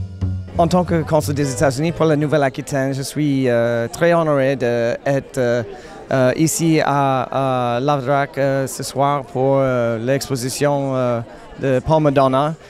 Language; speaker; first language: French; non-native, fluent; English